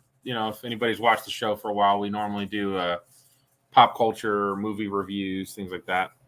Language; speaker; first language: English; native; English